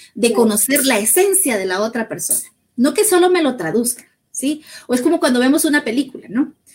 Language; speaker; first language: Spanish; native; Spanish